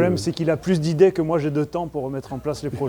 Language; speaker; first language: French; native; French